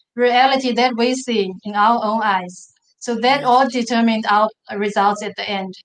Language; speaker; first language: English; non-native, fluent; Chinese